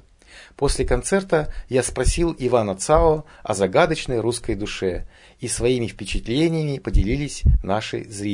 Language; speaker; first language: Russian; native; Russian